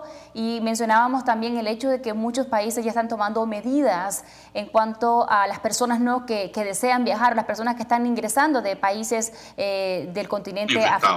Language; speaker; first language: Spanish; native; Spanish